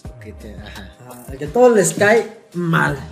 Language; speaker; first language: Spanish; native; Spanish